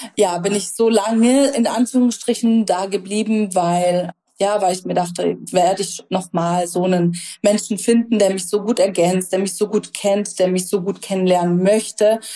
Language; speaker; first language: German; early bilingual, other home language; Russian